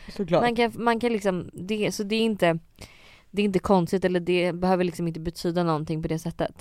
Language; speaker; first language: Swedish; native; Swedish